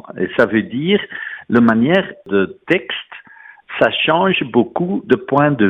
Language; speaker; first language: French; non-native, fluent; Dutch